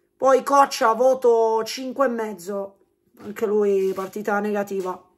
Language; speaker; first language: Italian; native; Italian